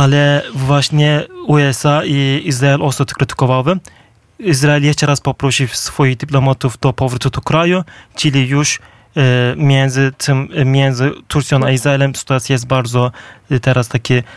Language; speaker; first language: Polish; non-native, fluent; Turkish